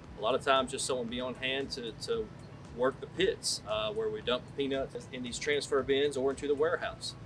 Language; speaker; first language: English; native; English